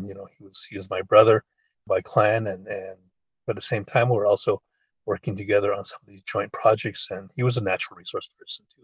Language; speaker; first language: English; early bilingual, other home language; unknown